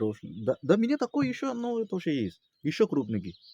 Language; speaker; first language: Russian; non-native, learner; Malayalam